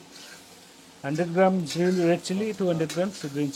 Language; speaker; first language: Kannada; non-native, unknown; Nepali